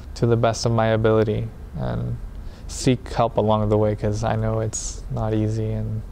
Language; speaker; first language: English; early bilingual, other home language; Spanish